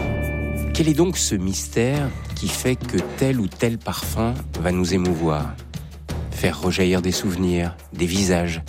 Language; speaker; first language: French; native; French